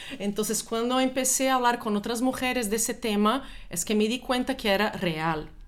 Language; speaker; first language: Spanish; non-native, fluent; Portuguese